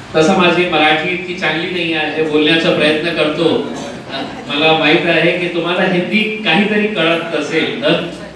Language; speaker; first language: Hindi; non-native, local second language; Urdu